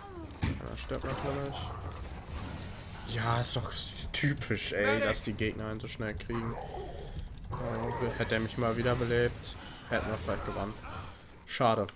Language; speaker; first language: German; native; German